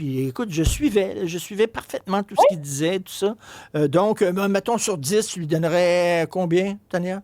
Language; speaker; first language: French; native; French